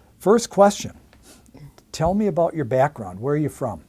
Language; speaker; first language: English; native; English